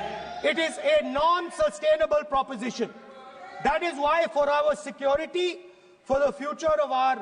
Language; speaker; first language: English; non-native, local second language; Hindi